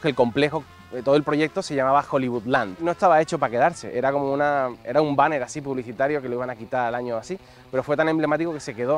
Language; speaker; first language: Spanish; native; Spanish